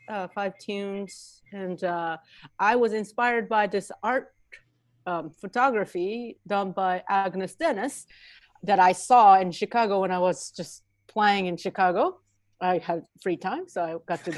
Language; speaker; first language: English; non-native, fluent; Japanese